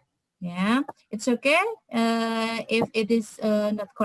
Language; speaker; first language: English; non-native, fluent; Indonesian